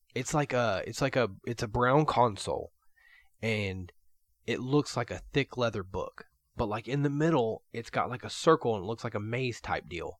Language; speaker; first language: English; native; English